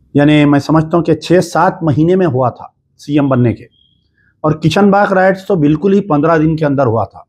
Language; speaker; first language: Urdu; native; Urdu